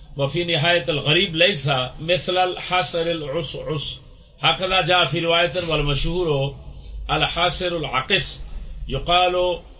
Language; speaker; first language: Arabic; non-native, fluent; Urdu